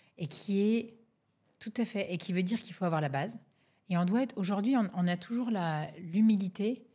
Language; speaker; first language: French; native; French